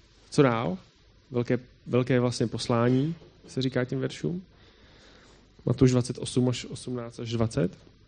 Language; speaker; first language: Czech; native; Czech